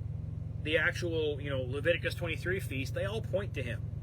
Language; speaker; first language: English; native; English